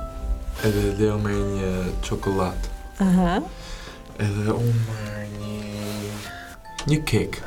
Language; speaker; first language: Albanian; early bilingual, heritage; Albanian